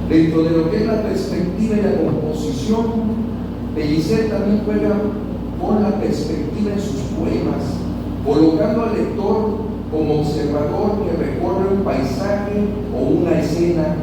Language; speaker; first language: Spanish; native; Spanish